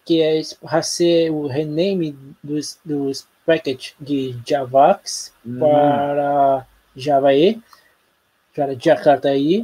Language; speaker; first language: Spanish; non-native, learner; Portuguese